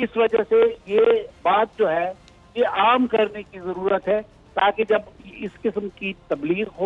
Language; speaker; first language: Urdu; native; Urdu